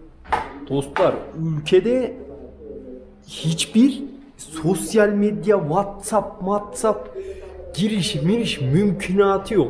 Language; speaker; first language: Turkish; native; Turkish